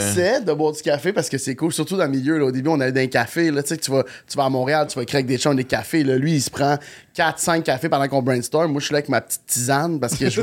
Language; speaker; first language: French; native; French